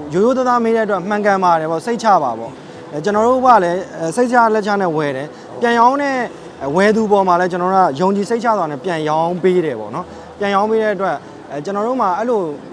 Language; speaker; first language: Burmese; native; Burmese